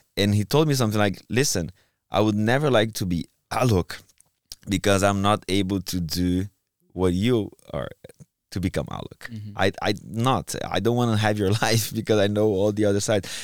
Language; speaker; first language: English; non-native, fluent; Portuguese